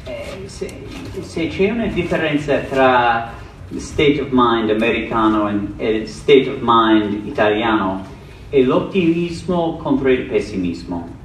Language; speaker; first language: Italian; non-native, learner; English